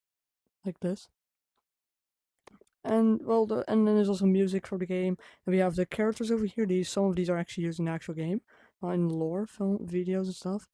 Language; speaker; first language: English; non-native, fluent; Dutch